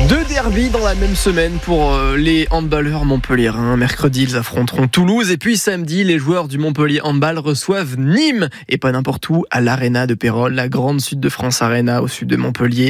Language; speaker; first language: French; native; French